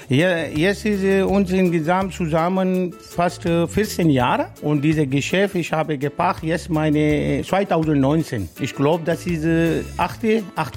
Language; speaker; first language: German; non-native, learner; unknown